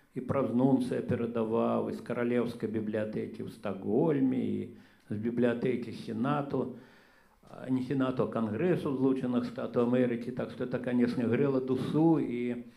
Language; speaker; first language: Belarusian; native; Belarusian